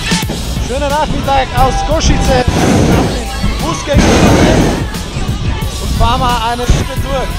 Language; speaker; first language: German; non-native, learner; Slovak